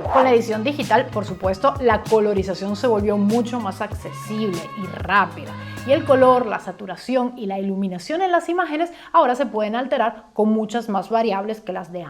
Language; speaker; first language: Spanish; native; Spanish